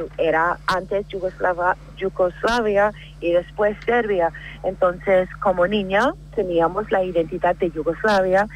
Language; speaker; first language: Spanish; non-native, fluent; English